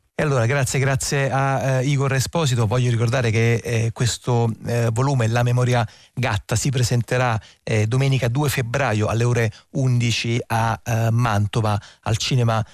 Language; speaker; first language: Italian; native; Italian